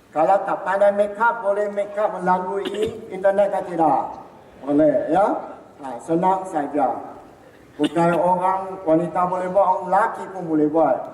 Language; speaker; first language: Malay; non-native, local second language; Min Nan Chinese